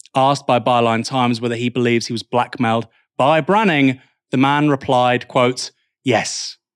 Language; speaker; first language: English; native; English